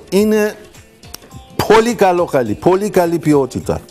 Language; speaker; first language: Greek; non-native, fluent; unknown